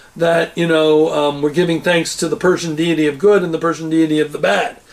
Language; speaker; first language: English; native; English